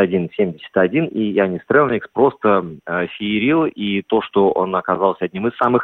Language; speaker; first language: Russian; native; Russian